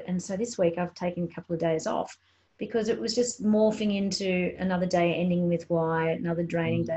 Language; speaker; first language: English; native; English